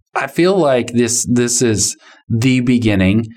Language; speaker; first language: English; native; English